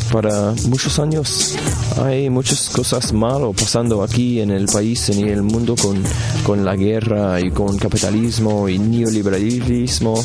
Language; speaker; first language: Spanish; non-native, learner; English